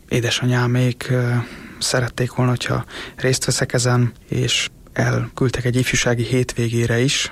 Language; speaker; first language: Hungarian; native; Hungarian